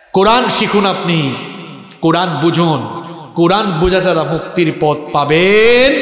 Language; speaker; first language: Bangla; non-native, local second language; Sylheti